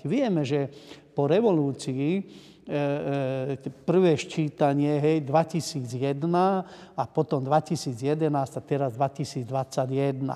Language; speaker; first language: Slovak; non-native, local second language; Hungarian